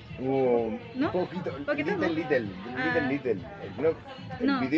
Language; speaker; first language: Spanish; non-native, learner; Korean